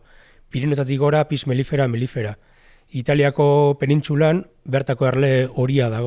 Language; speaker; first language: Basque; native; Basque